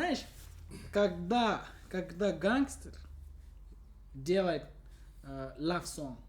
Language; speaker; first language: Russian; non-native, fluent; English